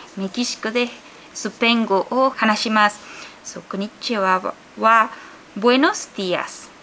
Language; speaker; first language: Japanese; non-native, learner; Spanish